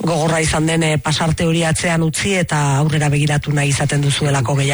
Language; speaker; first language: Basque; native; Basque